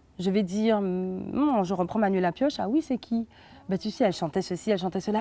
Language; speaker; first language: French; native; French